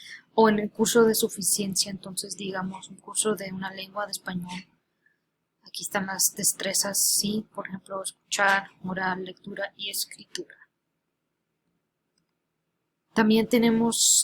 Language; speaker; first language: Spanish; early bilingual, heritage; Spanish